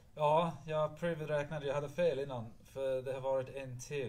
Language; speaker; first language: Swedish; non-native, learner; English